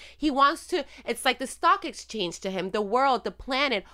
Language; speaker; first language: English; non-native, fluent; Spanish